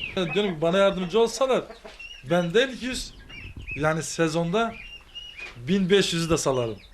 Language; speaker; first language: Turkish; native; Turkish